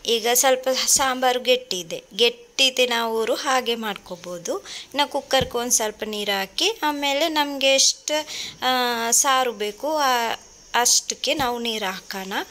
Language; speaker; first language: Kannada; non-native, fluent; Sinhala